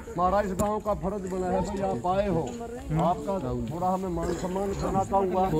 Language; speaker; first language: Hindi; native; Hindi